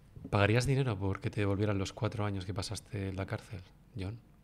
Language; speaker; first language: Spanish; native; Spanish